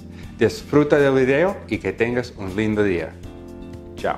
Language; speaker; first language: Spanish; non-native, fluent; English